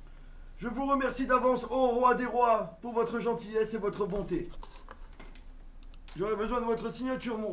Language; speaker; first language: French; native; French